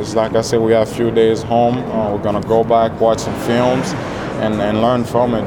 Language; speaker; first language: English; non-native, fluent; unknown